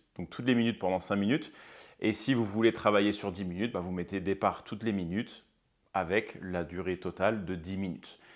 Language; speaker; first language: French; native; French